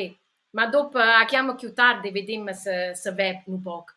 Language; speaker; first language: Italian; early bilingual, heritage; English